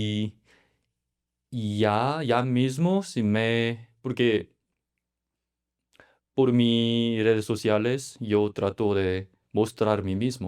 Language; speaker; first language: Spanish; non-native, learner; Korean